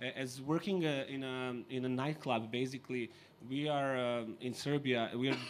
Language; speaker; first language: English; non-native, fluent; Serbian